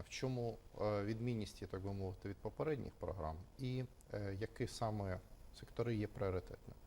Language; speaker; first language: Ukrainian; native; Ukrainian